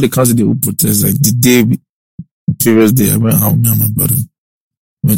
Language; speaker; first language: English; non-native, local second language; Yoruba